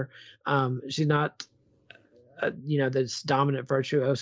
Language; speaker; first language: English; native; English